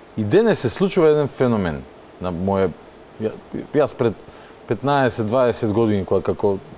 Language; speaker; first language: Macedonian; native; Macedonian